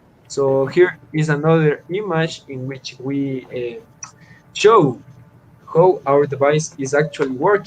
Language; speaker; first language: English; non-native, fluent; Spanish